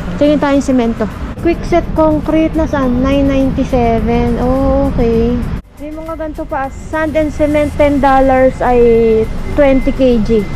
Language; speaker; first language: Filipino; native; Filipino